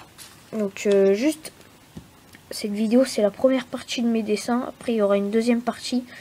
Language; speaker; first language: French; native; French